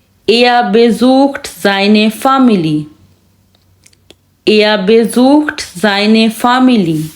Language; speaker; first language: German; non-native, fluent; Urdu